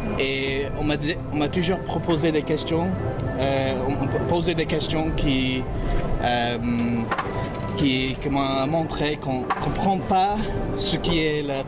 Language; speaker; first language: French; non-native, fluent; English